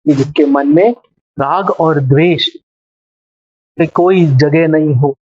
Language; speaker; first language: Hindi; non-native, local second language; Telugu